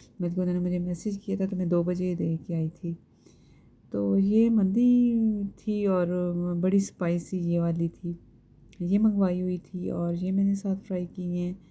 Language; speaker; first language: Urdu; native; Urdu